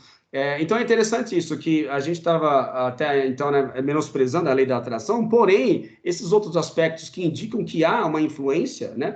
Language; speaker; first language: Portuguese; native; Portuguese